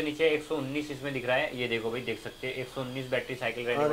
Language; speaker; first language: Hindi; native; Hindi